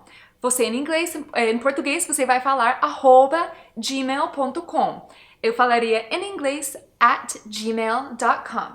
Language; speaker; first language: Portuguese; non-native, fluent; English